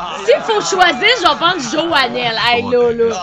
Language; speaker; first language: French; native; French